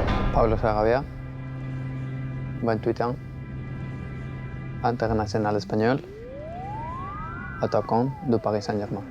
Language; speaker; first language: French; non-native, learner; Spanish